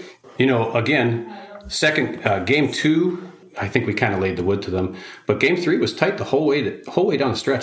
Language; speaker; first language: English; native; English